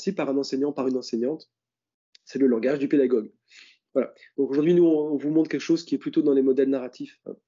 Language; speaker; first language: French; native; French